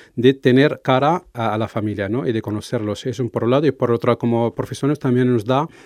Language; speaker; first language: Spanish; non-native, fluent; Arabic